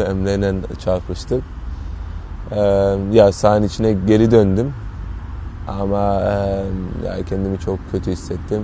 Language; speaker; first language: Turkish; early bilingual, heritage; Turkish